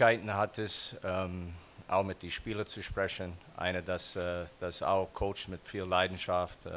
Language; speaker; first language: German; non-native, fluent; English